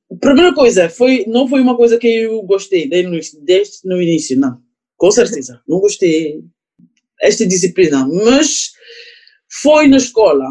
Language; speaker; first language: Portuguese; non-native, learner; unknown